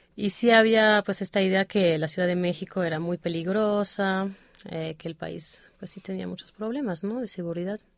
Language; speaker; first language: Spanish; non-native, fluent; French